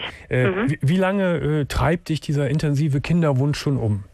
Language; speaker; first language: German; native; German